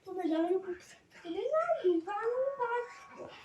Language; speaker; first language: Czech; non-native, local second language; Polish